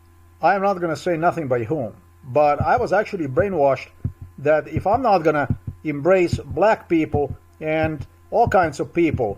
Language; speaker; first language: English; non-native, fluent; Slovenian